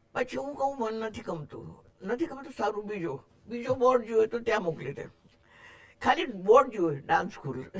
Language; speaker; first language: Gujarati; non-native, local second language; Marathi